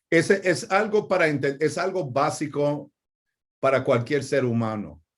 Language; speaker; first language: Spanish; non-native, fluent; English